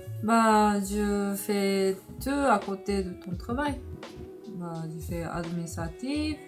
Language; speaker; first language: French; non-native, fluent; Japanese